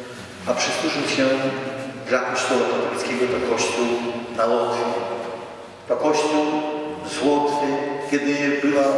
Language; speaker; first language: Ukrainian; non-native, fluent; Polish